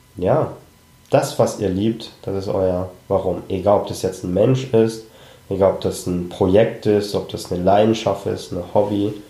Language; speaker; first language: German; early bilingual, other home language; Cantonese